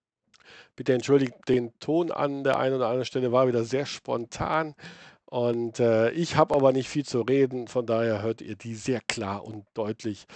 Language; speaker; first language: German; native; German